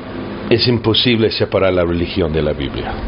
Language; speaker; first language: Spanish; early bilingual, heritage; English